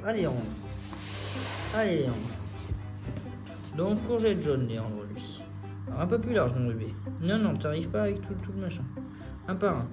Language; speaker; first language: French; native; French